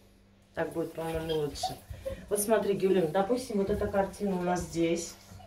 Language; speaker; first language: Russian; native; Russian